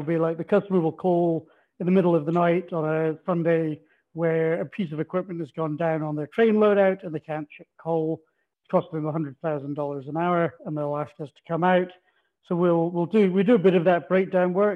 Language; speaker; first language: English; native; English